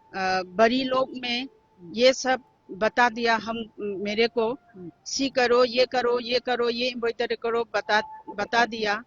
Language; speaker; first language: Hindi; non-native, local second language; Manipuri